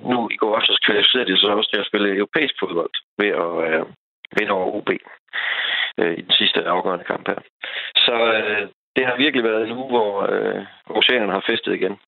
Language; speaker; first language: Danish; native; Danish